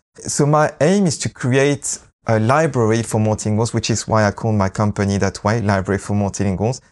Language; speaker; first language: English; non-native, fluent; French